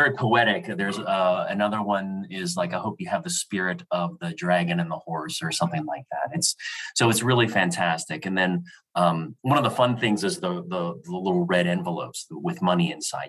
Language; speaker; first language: English; native; English